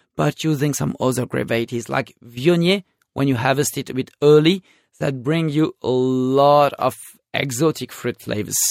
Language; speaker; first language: English; non-native, fluent; French